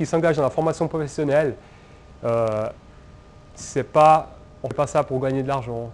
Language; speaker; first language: French; native; French